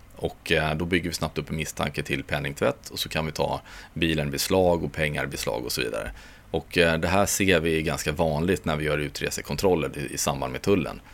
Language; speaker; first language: Swedish; native; Swedish